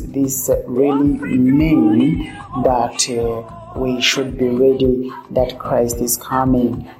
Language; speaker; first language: English; non-native, local second language; Swahili